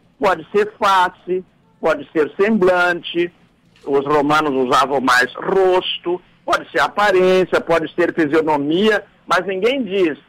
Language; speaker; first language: Portuguese; native; Portuguese